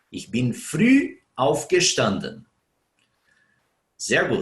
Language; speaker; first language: German; non-native, fluent; Portuguese